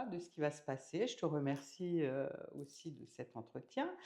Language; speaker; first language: French; native; French